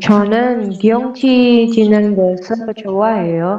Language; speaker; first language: Korean; non-native, learner; Indonesian